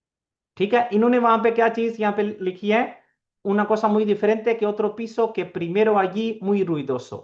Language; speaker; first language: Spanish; non-native, learner; Urdu